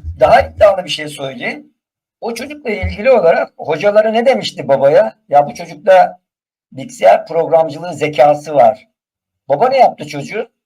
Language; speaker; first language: Turkish; native; Turkish